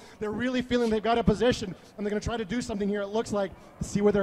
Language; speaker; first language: English; native; English